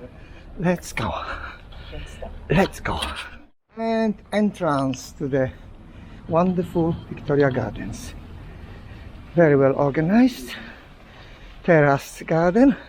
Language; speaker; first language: English; non-native, fluent; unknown